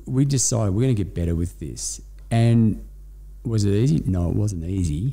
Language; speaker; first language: English; native; English